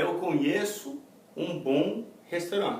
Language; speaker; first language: Portuguese; non-native, fluent; English